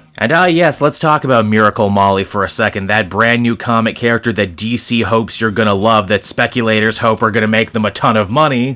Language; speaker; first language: English; native; English